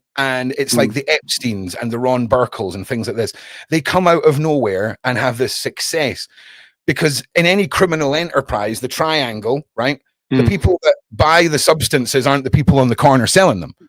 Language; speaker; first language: English; native; English